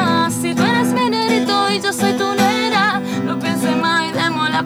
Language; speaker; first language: Spanish; native; Spanish